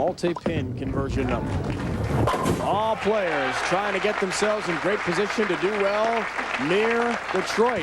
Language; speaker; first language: English; native; English